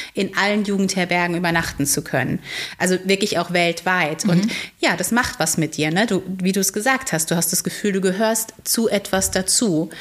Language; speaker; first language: German; native; German